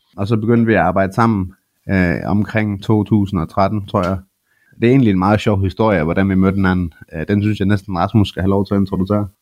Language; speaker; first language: Danish; early bilingual, other home language; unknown